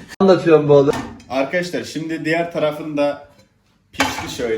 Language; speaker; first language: Turkish; native; Turkish